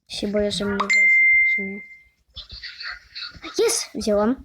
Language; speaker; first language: Polish; native; Polish